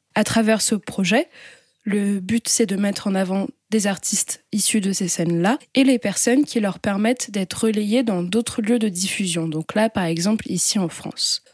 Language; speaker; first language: French; native; French